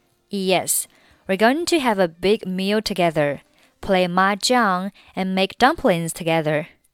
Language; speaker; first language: English; non-native, fluent; Chinese